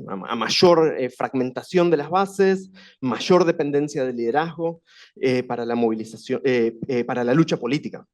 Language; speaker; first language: Spanish; native; Spanish